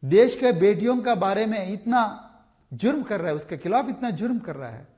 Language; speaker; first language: Hindi; non-native, local second language; Telugu